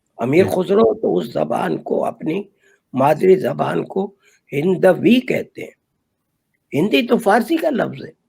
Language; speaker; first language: Urdu; non-native, local second language; Saraiki